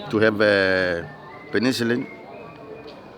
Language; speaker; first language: English; non-native, learner; Spanish